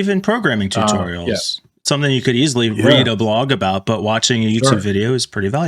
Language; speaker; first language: English; native; English